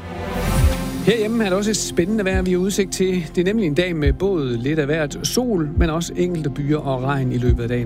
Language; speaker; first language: Danish; native; Danish